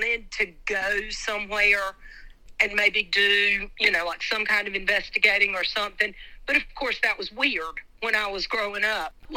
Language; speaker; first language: English; native; English